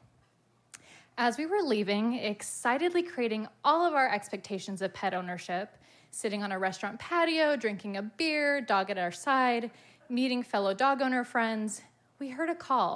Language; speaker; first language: English; native; English